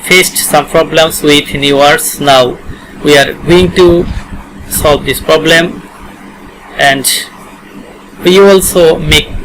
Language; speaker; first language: English; non-native, local second language; Bangla